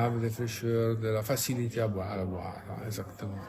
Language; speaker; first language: French; non-native, fluent; Italian